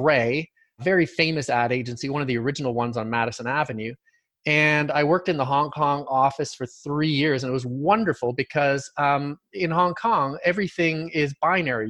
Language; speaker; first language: English; native; English